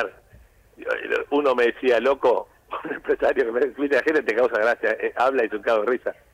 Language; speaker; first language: Spanish; native; Spanish